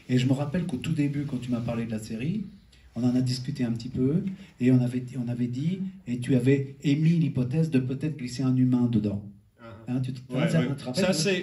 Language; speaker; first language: French; native; French